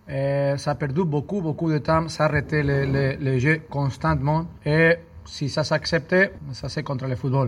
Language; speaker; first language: French; non-native, learner; Spanish